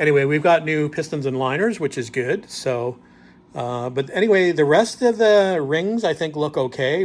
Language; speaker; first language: English; native; English